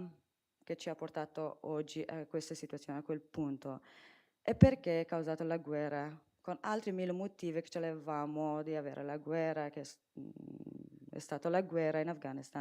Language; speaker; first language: Italian; non-native, fluent; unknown